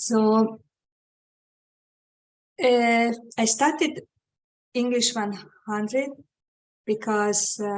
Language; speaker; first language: English; non-native, fluent; Hungarian